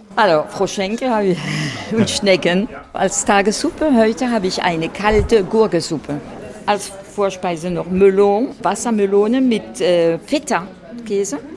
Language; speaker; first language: German; non-native, local second language; Swiss German